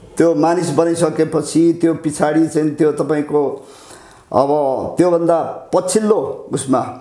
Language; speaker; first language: Nepali; non-native, local second language; Limbu